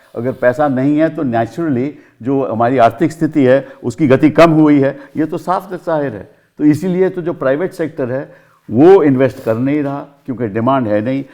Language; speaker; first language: Hindi; native; Hindi